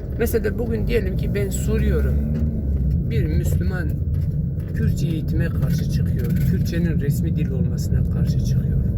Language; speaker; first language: Turkish; non-native, local second language; Kurdish